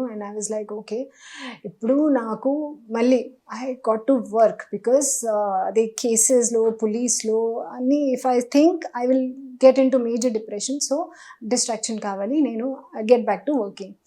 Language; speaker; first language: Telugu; non-native, learner; Hindi